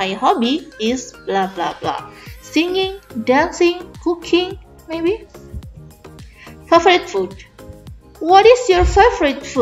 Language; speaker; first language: English; non-native, fluent; Indonesian